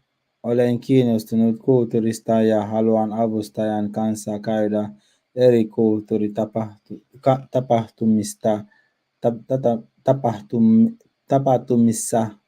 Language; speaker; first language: Finnish; non-native, learner; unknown